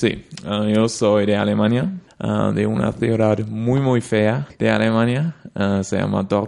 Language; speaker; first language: Spanish; non-native, learner; German